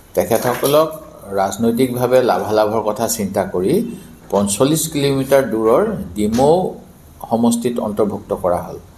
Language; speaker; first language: Assamese; native; Assamese